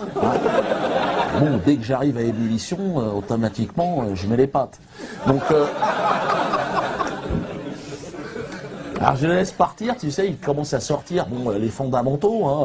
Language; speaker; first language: French; native; French